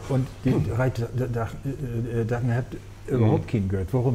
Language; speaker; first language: German; native; German